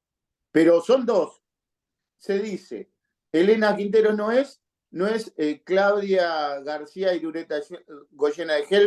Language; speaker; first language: Spanish; native; Spanish